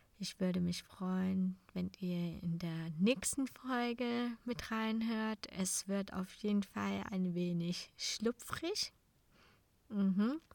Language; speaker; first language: German; non-native, fluent; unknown